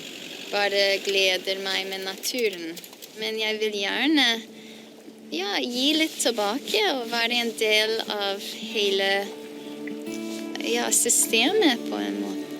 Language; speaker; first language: Norwegian; non-native, learner; English